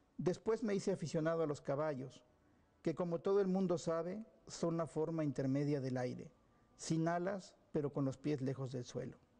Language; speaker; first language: Spanish; native; Spanish